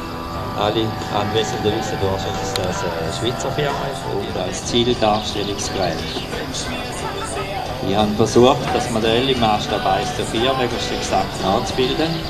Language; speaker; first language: German; native; German